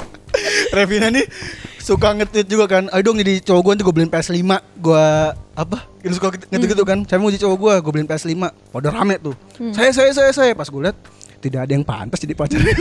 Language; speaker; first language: Indonesian; native; Indonesian